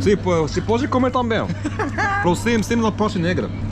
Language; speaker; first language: Portuguese; non-native, learner; Arabic